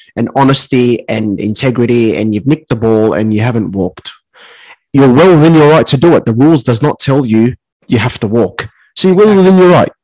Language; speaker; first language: English; native; English